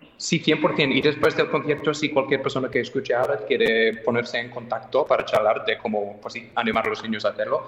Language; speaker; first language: Spanish; non-native, fluent; English